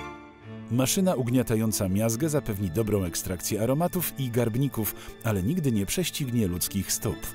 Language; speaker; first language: Polish; native; Polish